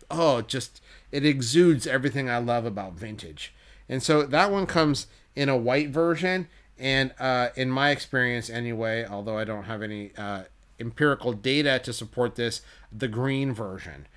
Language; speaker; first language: English; native; English